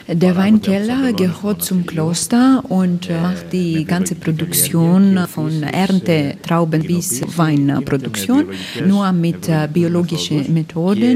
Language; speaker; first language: German; non-native, learner; Greek